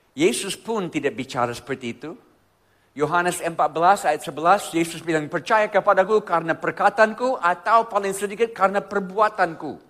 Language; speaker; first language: Indonesian; non-native, fluent; English